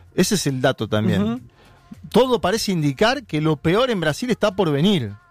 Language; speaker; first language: Spanish; native; Spanish